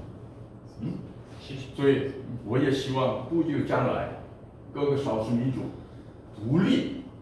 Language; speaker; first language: Chinese; non-native, fluent; Korean